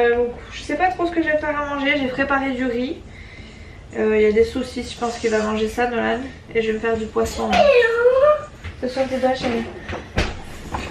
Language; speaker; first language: French; native; French